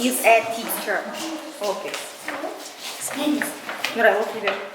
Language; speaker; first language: English; non-native, learner; Kazakh